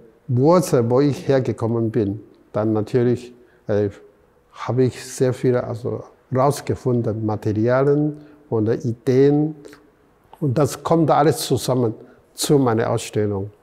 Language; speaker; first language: German; non-native, fluent; Chinese